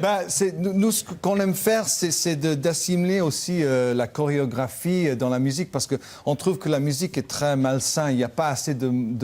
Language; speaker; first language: French; non-native, fluent; English